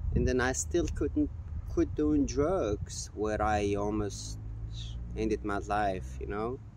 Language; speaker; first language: English; non-native, fluent; Mongolian